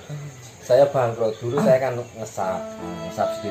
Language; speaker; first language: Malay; non-native, local second language; Javanese